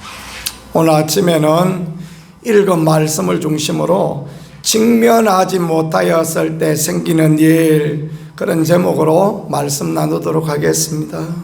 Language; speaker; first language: Korean; native; Korean